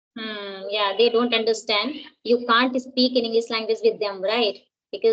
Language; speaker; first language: English; non-native, local second language; Hindi